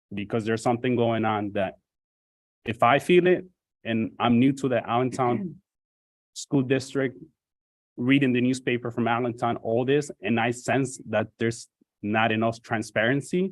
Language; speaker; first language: English; native; English